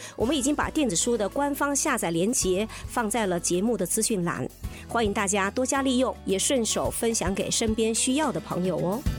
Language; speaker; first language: Chinese; native; Chinese